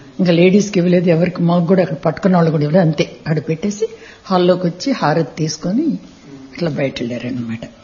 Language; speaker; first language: Telugu; native; Telugu